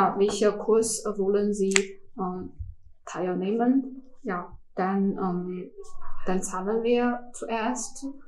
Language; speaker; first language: German; non-native, learner; Chinese